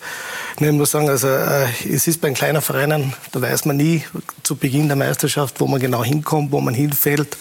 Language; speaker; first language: German; native; German